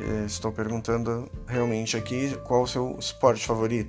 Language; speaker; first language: Portuguese; native; Portuguese